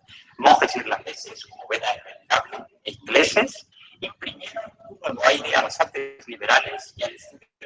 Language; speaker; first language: Spanish; native; Spanish